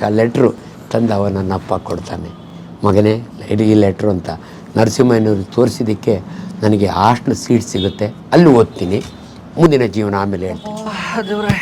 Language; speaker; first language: Kannada; native; Kannada